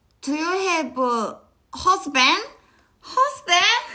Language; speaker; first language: English; non-native, learner; Korean